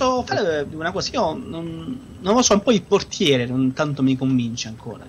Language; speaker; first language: Italian; native; Italian